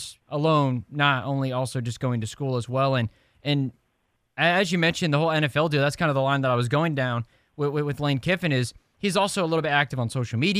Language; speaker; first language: English; native; English